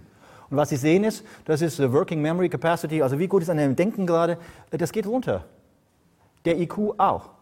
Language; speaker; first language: German; native; German